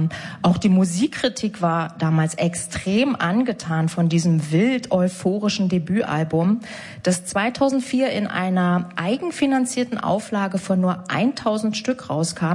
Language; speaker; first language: German; native; German